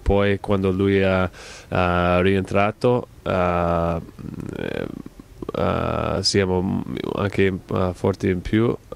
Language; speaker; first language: Italian; non-native, fluent; English